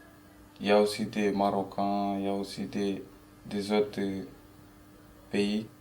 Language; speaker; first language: French; early bilingual, other home language; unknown